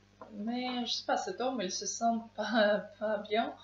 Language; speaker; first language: French; non-native, learner; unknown